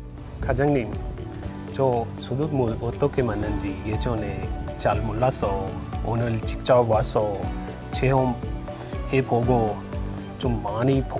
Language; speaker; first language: Korean; non-native, learner; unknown